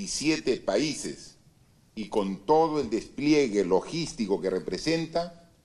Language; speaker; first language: Spanish; native; Spanish